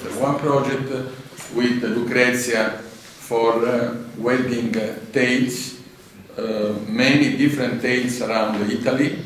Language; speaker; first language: English; non-native, learner; Italian